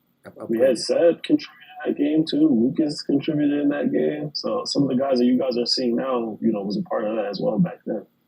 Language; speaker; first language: English; native; English